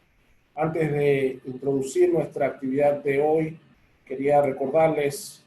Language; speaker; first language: Spanish; native; Spanish